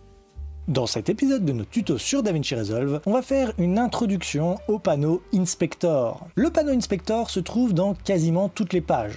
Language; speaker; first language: French; native; French